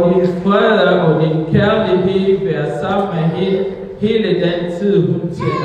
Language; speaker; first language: Danish; non-native, fluent; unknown